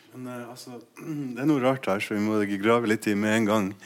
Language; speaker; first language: Norwegian; native; Norwegian